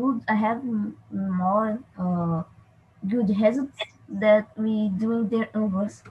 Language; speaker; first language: English; non-native, learner; Portuguese